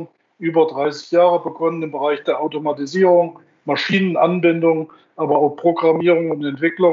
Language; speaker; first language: German; native; German